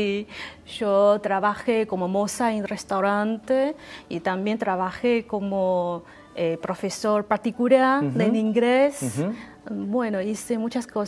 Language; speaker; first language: Spanish; non-native, fluent; Chinese